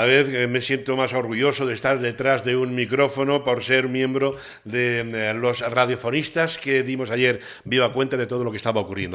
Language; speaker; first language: Spanish; native; Spanish